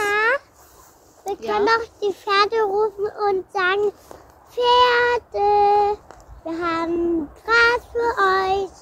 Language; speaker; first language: German; early bilingual, other home language; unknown